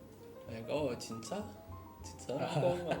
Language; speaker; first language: Korean; non-native, learner; English